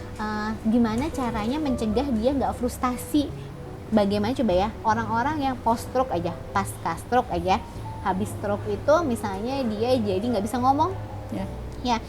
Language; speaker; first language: Indonesian; native; Indonesian